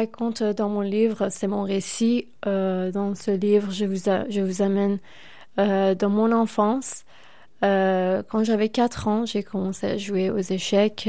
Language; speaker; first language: French; non-native, fluent; Persian